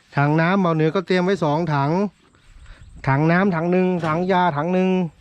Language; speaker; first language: Thai; native; Thai